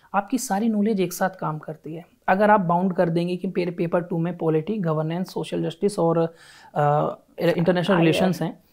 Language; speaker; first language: Hindi; native; Hindi